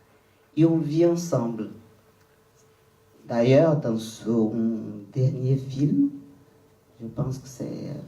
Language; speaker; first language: French; non-native, fluent; Portuguese